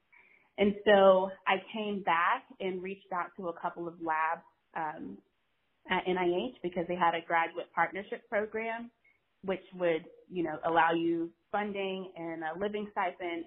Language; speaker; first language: English; native; English